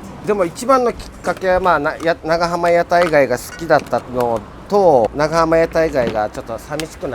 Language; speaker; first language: Japanese; native; Japanese